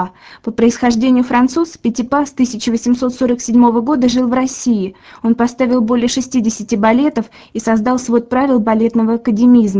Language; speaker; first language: Russian; native; Russian